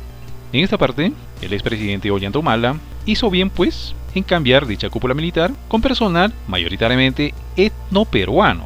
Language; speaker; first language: Spanish; native; Spanish